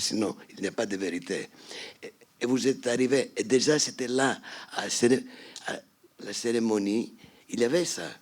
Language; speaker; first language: French; non-native, fluent; Greek